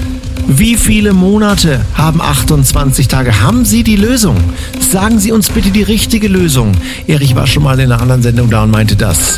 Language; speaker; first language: German; native; German